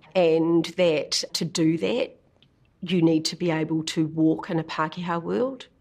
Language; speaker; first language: English; native; English